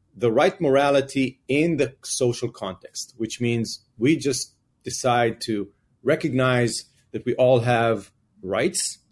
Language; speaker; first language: English; non-native, fluent; Hebrew